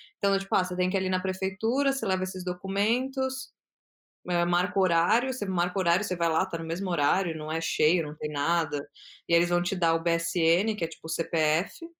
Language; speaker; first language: Portuguese; native; Portuguese